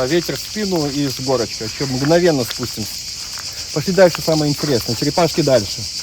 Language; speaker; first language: Russian; native; Russian